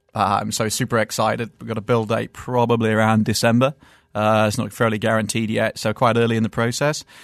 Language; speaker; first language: English; native; English